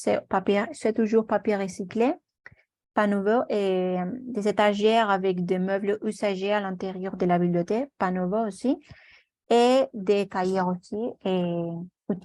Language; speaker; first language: French; non-native, learner; Spanish